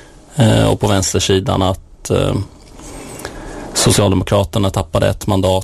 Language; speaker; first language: Swedish; native; Swedish